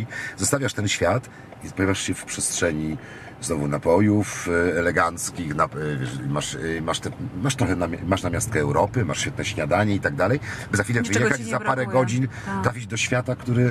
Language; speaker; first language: Polish; native; Polish